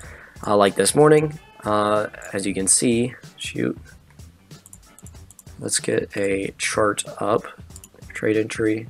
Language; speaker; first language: English; native; English